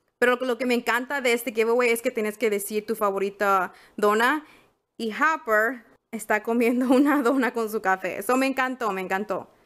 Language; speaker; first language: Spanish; early bilingual, heritage; Spanish